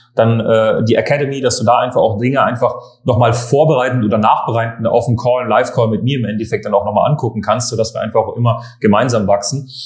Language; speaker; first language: German; native; German